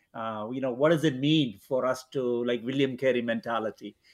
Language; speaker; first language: English; non-native, local second language; Malayalam